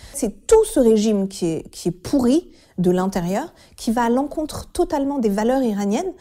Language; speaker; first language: French; early bilingual, other home language; Persian